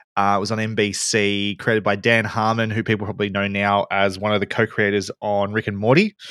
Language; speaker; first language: English; native; English